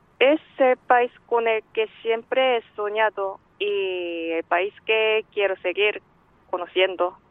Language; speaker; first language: Spanish; non-native, fluent; Korean